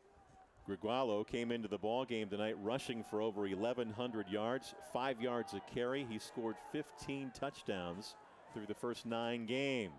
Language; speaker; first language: English; native; English